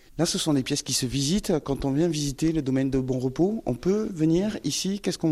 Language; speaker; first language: French; native; French